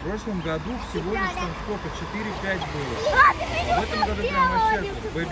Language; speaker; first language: Russian; native; Russian